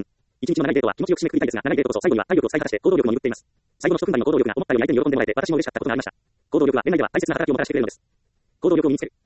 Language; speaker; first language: Japanese; native; Japanese